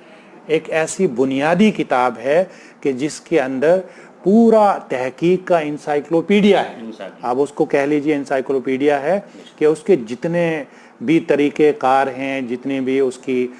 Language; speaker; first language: Urdu; native; Urdu